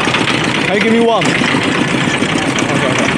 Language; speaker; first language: English; non-native, learner; Chinese